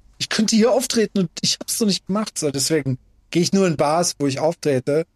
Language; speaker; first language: German; early bilingual, other home language; Persian